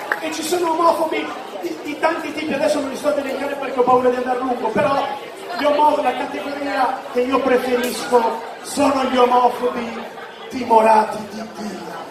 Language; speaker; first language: Italian; native; Italian